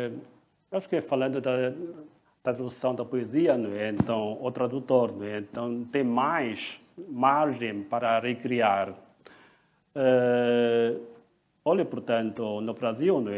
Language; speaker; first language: Portuguese; non-native, fluent; Chinese